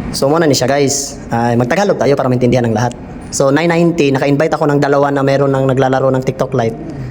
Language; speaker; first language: Filipino; non-native, local second language; Cebuano